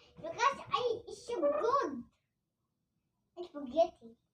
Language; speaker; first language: English; non-native, learner; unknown